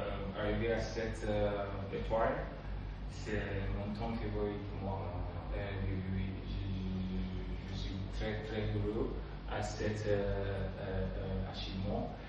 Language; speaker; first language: French; non-native, learner; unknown